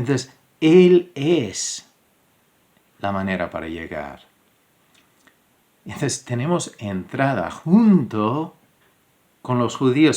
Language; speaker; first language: Spanish; non-native, fluent; English